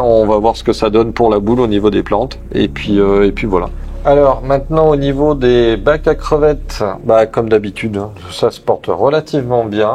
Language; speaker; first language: French; native; French